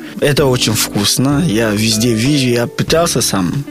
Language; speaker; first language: Russian; non-native, learner; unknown